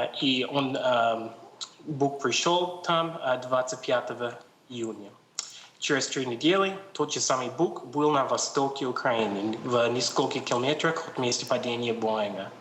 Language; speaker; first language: Russian; non-native, learner; English